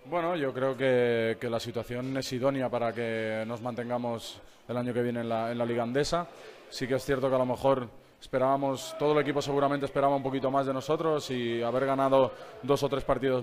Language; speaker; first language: Spanish; native; Spanish